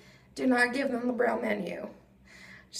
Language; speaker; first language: English; native; English